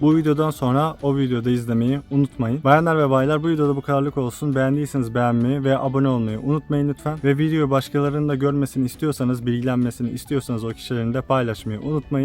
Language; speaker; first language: Turkish; native; Turkish